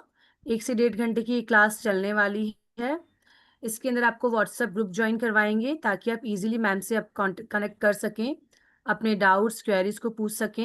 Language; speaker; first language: Hindi; native; Hindi